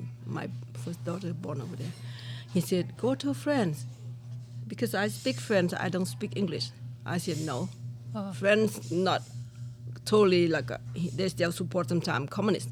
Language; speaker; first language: English; non-native, learner; Lao